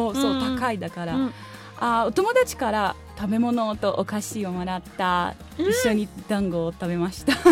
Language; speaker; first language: Japanese; non-native, learner; Portuguese